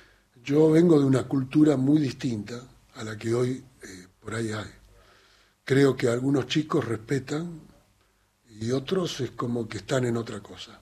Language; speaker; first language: Spanish; native; Spanish